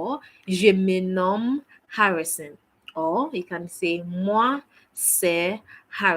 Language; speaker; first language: French; non-native, fluent; English